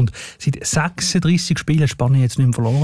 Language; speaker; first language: German; native; German